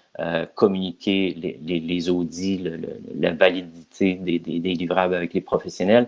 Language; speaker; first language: French; native; French